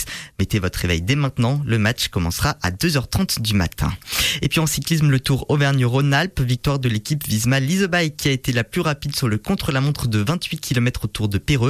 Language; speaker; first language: French; native; French